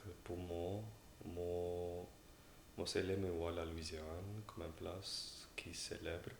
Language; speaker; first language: French; early bilingual, other home language; English